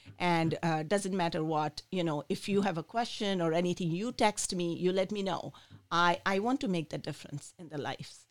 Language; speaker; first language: English; non-native, local second language; Bangla